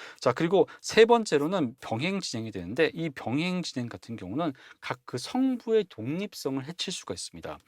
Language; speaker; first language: Korean; native; Korean